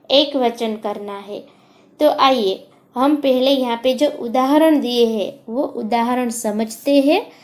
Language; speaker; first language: Hindi; non-native, local second language; Gujarati